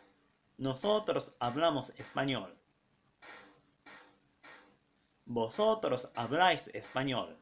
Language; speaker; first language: Spanish; non-native, fluent; Japanese